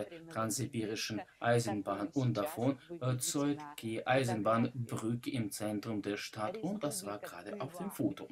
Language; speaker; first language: German; non-native, fluent; Russian